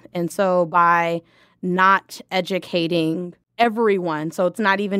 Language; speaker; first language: English; native; English